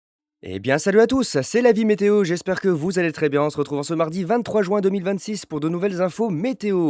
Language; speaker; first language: French; native; French